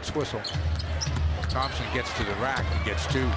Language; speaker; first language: English; native; English